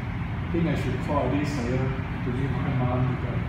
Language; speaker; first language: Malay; non-native, local second language; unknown